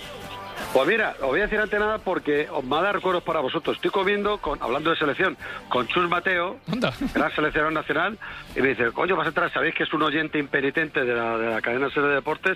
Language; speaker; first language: Spanish; native; Spanish